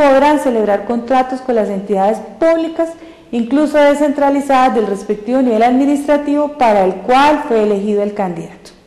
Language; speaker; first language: Spanish; native; Spanish